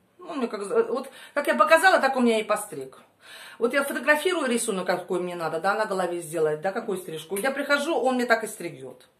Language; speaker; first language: Russian; native; Russian